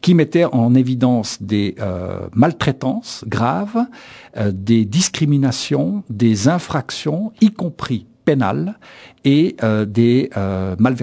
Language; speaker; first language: French; native; French